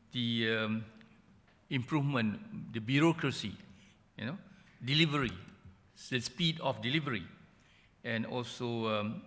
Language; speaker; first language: English; non-native, local second language; Malay